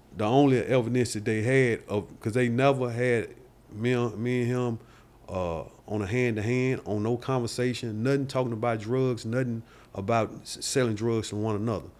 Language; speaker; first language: English; native; English